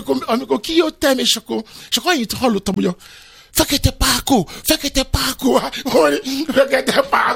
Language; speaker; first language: Hungarian; non-native, fluent; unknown